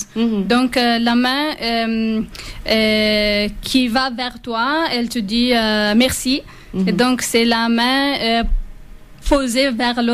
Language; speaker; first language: French; non-native, fluent; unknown